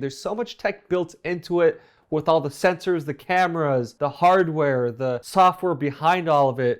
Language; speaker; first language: English; native; English